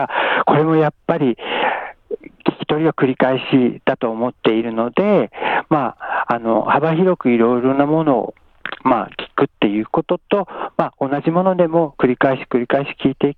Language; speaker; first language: Japanese; native; Japanese